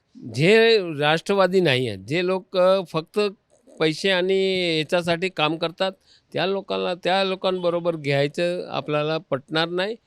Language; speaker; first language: Marathi; non-native, local second language; Gujarati